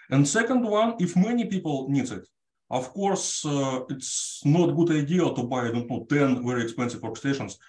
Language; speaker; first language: English; non-native, fluent; Russian